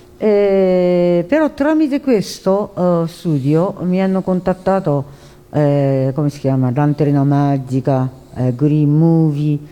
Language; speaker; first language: Italian; non-native, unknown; Japanese